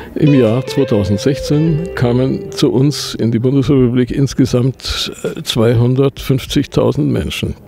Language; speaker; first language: German; native; German